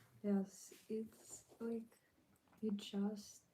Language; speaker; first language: English; non-native, learner; Ukrainian